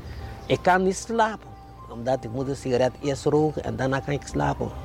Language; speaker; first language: Dutch; non-native, fluent; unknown